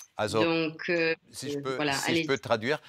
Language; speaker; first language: French; non-native, fluent; German